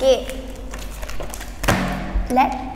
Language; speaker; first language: English; non-native, fluent; Vietnamese